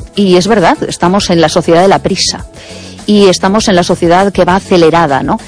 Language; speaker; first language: Spanish; native; Spanish